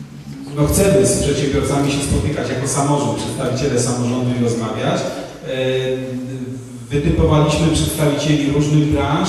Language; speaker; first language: Polish; native; Polish